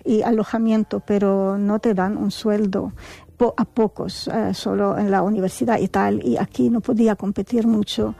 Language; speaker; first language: Spanish; non-native, fluent; Arabic